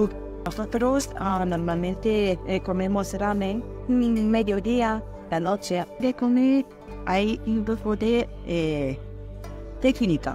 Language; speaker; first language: Spanish; non-native, learner; Japanese